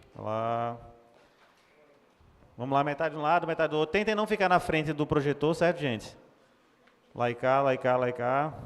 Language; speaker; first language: Portuguese; native; Portuguese